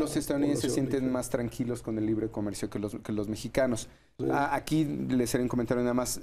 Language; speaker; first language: Spanish; native; Spanish